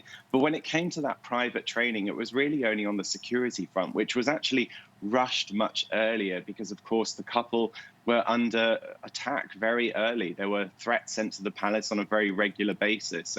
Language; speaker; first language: English; native; English